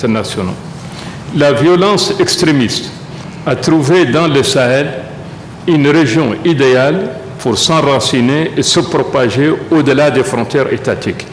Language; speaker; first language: French; non-native, local second language; Arabic